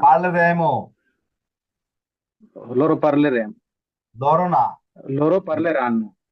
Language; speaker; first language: Italian; non-native, fluent; Bangla